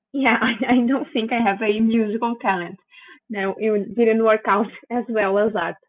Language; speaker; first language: English; non-native, fluent; Portuguese